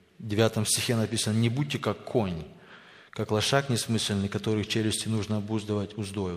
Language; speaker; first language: Russian; native; Russian